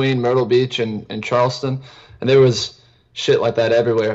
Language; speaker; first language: English; native; English